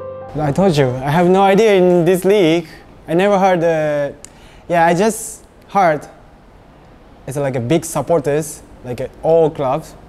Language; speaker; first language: English; non-native, learner; Japanese